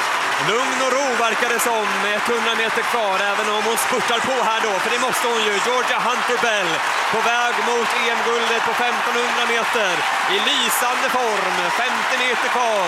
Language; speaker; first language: Swedish; native; Swedish